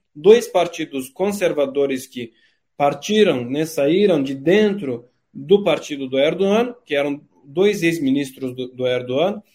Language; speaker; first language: Portuguese; non-native, fluent; Turkish